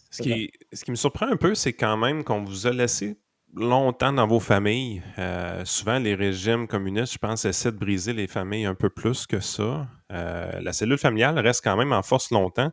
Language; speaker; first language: French; native; French